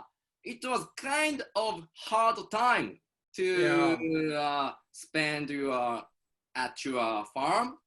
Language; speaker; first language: English; non-native, learner; Japanese